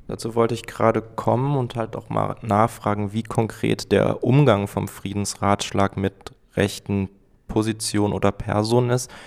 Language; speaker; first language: German; native; German